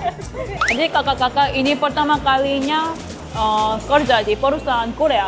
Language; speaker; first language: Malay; non-native, fluent; Korean